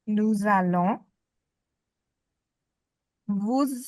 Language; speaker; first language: French; non-native, fluent; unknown